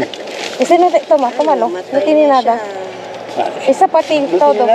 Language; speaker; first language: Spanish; non-native, fluent; Filipino